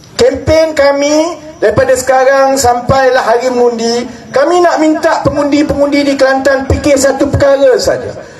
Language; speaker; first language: Malay; native; Malay